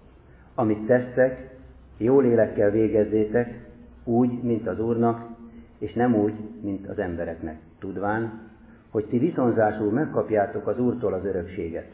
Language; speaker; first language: Hungarian; native; Hungarian